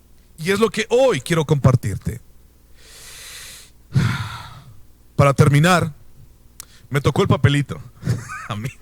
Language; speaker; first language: Spanish; native; Spanish